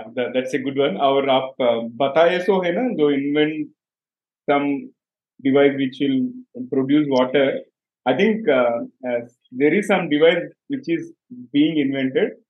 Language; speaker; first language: Hindi; non-native, local second language; Telugu